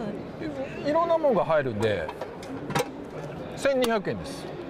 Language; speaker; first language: Japanese; native; Japanese